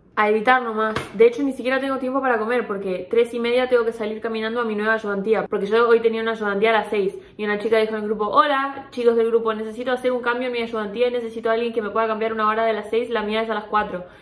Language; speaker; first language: Spanish; native; Spanish